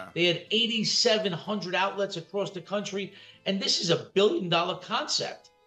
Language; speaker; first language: English; native; English